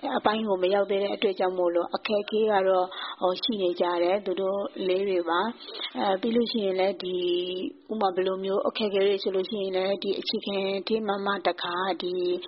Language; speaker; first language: Burmese; native; Burmese